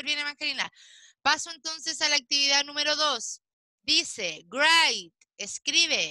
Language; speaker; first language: Spanish; native; Spanish